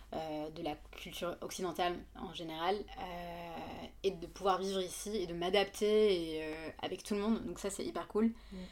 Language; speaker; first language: French; non-native, fluent; Arabic